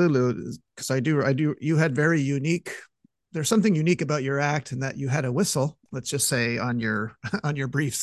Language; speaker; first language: English; native; English